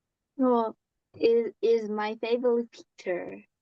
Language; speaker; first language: English; non-native, learner; Korean